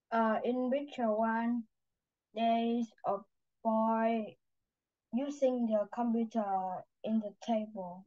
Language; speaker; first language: English; non-native, learner; Vietnamese